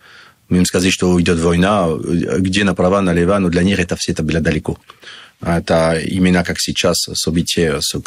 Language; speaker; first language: Russian; non-native, learner; French